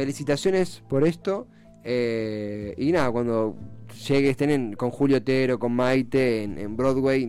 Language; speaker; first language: Spanish; native; Spanish